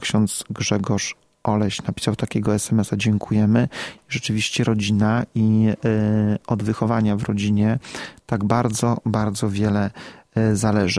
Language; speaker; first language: Polish; native; Polish